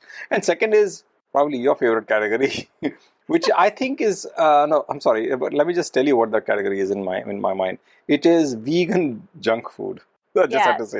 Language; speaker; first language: English; non-native, local second language; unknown